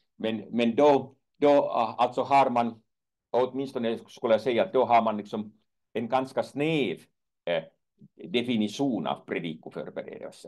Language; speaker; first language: Swedish; non-native, fluent; Finnish